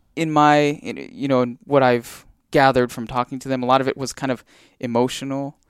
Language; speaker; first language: English; native; English